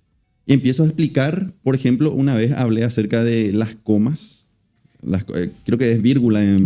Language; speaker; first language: Spanish; native; Spanish